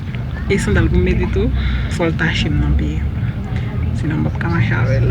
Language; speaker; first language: French; non-native, learner; Haitian Creole